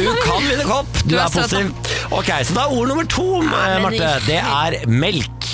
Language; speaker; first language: Norwegian; native; Norwegian